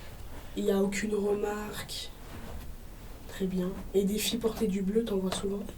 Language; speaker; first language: French; native; French